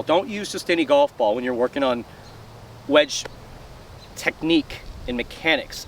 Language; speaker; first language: English; native; English